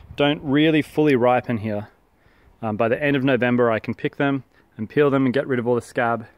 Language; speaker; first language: English; native; English